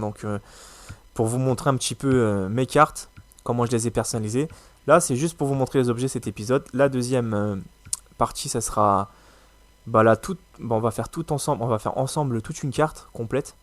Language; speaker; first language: French; native; French